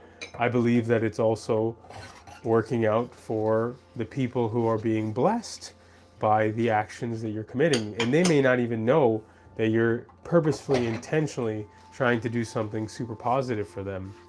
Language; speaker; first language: English; native; English